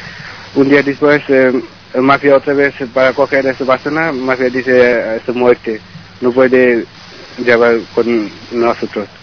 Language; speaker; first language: Spanish; non-native, learner; Bangla